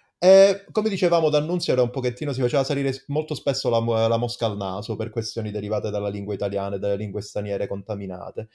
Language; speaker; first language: Italian; native; Italian